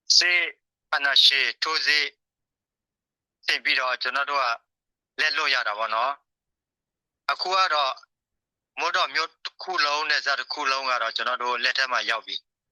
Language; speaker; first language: Burmese; non-native, local second language; S'gaw Karen